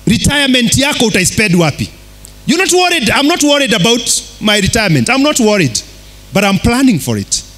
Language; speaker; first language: English; non-native, local second language; Kikuyu